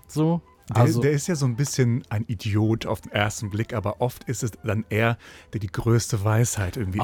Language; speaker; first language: German; native; German